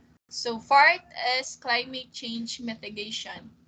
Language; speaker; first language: English; non-native, local second language; Filipino